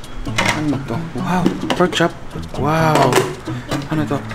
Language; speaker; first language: Filipino; native; Filipino